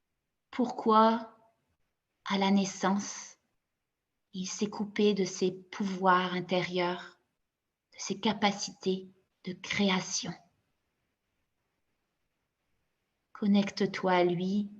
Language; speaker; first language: French; native; French